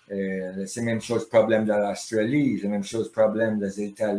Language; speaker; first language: French; non-native, learner; English